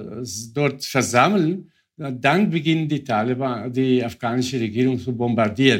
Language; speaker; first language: German; non-native, fluent; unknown